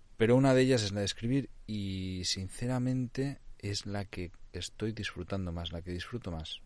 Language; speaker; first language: Spanish; non-native, local second language; Catalan